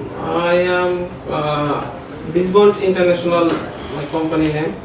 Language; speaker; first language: English; non-native, learner; Bangla